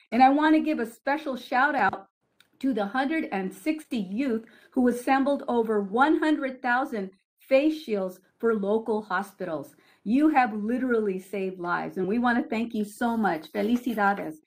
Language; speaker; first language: English; early bilingual, other home language; Spanish